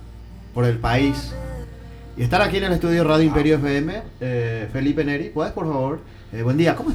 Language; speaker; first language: Spanish; native; Spanish